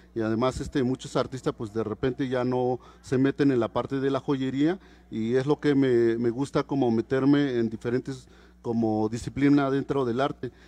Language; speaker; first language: Spanish; non-native, local second language; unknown